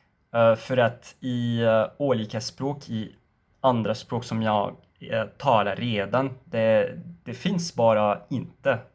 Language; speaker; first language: Swedish; non-native, learner; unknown